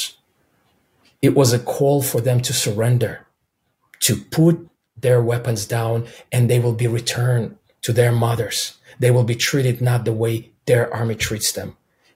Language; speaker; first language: English; non-native, fluent; Russian